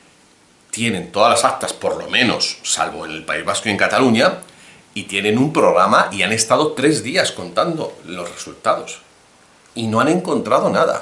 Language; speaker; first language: Spanish; native; Spanish